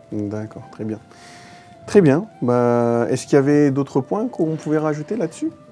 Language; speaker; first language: French; native; French